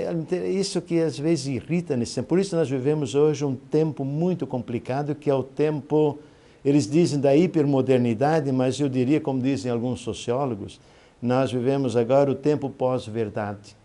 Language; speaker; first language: Portuguese; native; Portuguese